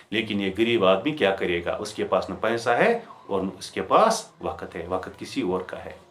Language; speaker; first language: Urdu; non-native, local second language; Kashmiri